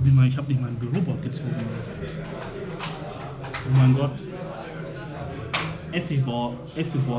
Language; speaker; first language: German; native; German